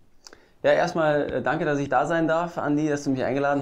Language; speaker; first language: German; native; German